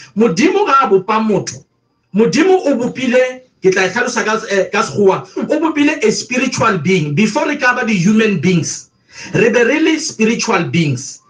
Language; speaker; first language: Northern Sotho; non-native, local second language; Venda